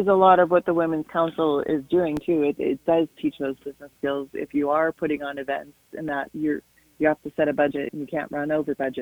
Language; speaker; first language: English; native; English